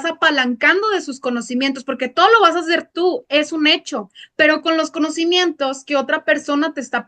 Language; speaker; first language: Spanish; native; Spanish